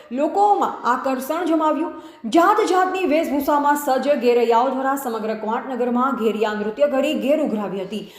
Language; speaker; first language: Gujarati; native; Gujarati